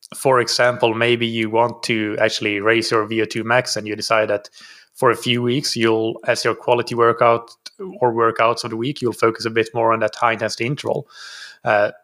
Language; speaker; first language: English; non-native, fluent; Finnish